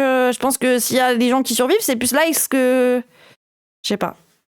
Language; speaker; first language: French; native; French